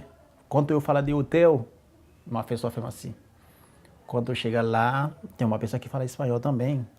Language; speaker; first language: Portuguese; non-native, learner; Haitian Creole